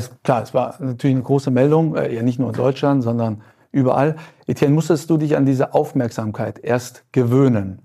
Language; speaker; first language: German; native; German